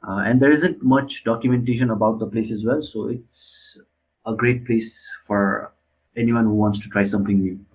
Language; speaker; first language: English; non-native, local second language; Nepali